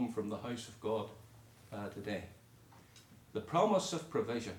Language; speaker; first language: English; native; English